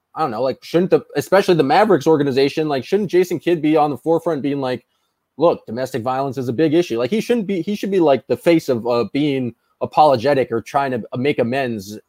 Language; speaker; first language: English; native; English